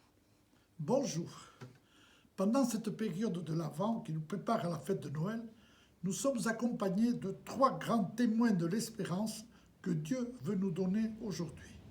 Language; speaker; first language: French; native; French